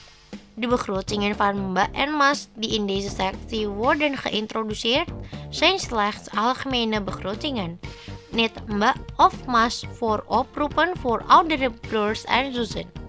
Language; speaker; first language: Dutch; non-native, fluent; Indonesian